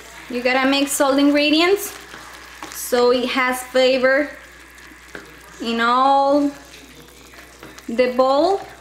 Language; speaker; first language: English; non-native, fluent; Spanish